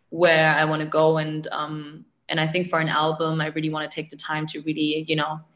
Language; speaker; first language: English; non-native, fluent; German